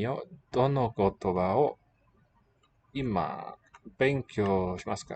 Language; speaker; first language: Japanese; non-native, learner; English